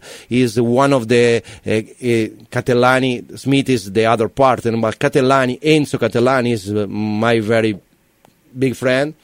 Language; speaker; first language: English; non-native, learner; Italian